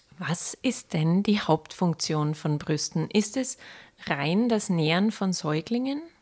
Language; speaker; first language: German; native; German